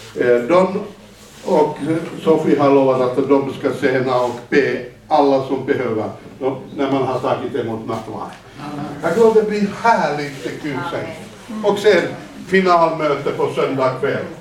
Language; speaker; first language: Swedish; non-native, fluent; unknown